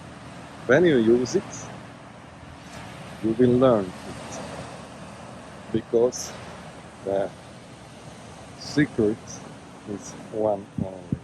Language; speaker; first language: English; non-native, learner; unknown